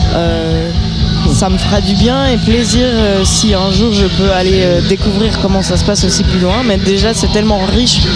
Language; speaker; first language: French; native; French